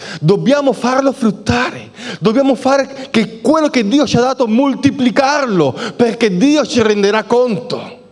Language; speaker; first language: Italian; non-native, fluent; Spanish